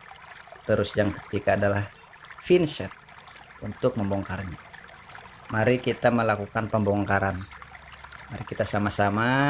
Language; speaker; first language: Indonesian; non-native, local second language; Sundanese